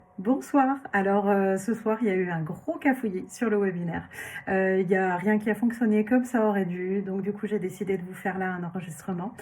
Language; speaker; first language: French; native; French